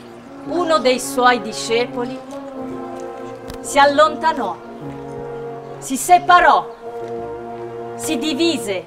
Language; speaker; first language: Italian; native; Italian